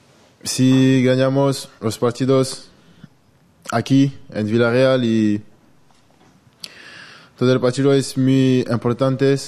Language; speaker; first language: Spanish; non-native, learner; French